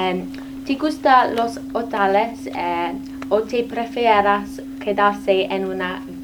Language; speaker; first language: Spanish; non-native, learner; English